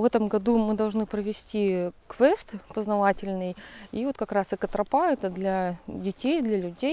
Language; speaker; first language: Russian; native; Russian